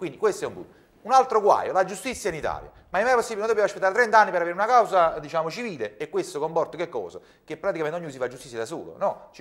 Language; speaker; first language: Italian; native; Italian